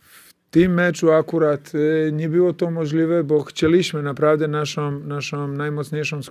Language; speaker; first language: Polish; non-native, fluent; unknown